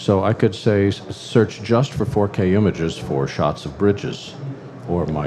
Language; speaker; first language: English; native; English